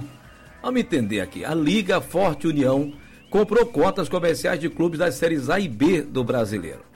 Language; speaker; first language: Portuguese; native; Portuguese